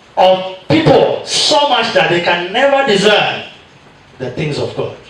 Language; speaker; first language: English; non-native, local second language; Swahili